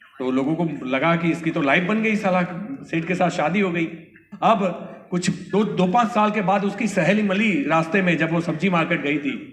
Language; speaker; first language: Hindi; non-native, local second language; Gujarati